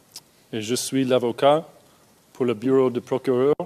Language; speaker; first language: French; non-native, fluent; English